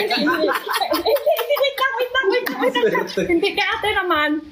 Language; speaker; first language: Filipino; non-native, learner; Chinese